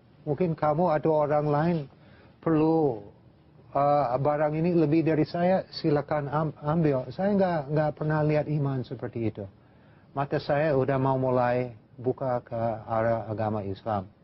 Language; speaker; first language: Indonesian; non-native, fluent; English